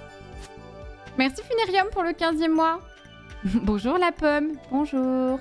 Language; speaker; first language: French; native; French